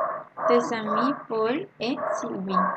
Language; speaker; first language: French; non-native, learner; Spanish